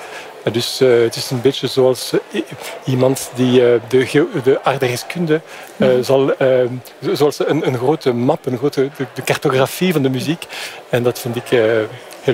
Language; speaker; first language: Dutch; non-native, fluent; French